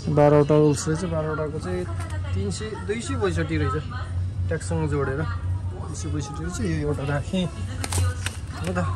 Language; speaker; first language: Nepali; native; Nepali